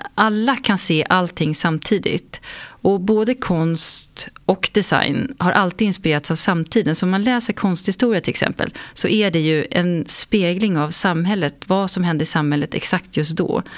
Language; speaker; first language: Swedish; native; Swedish